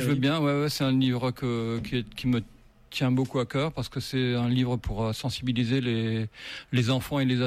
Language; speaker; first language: French; native; French